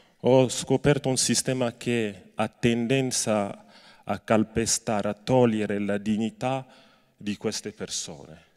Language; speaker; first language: Italian; non-native, fluent; French